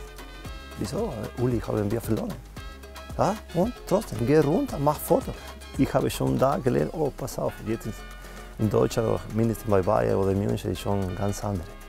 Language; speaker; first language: German; non-native, fluent; Spanish